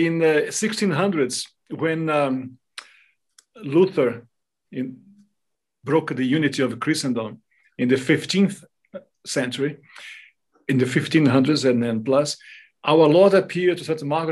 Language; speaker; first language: English; non-native, fluent; Portuguese